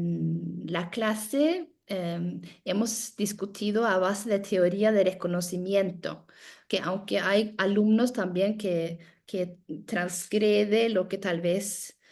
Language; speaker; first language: Spanish; non-native, fluent; Norwegian